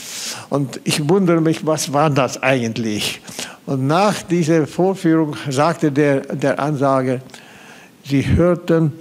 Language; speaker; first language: German; non-native, fluent; Swedish